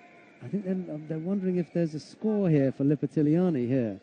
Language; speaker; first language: English; native; English